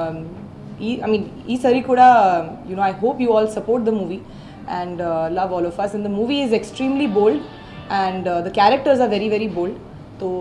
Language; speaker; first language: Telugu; non-native, learner; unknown